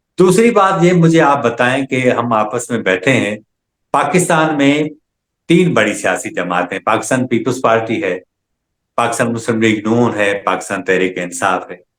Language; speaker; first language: Urdu; non-native, local second language; Sindhi